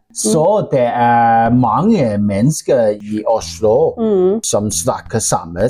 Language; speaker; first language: Norwegian; non-native, learner; Welsh